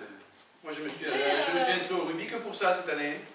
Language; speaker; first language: French; native; French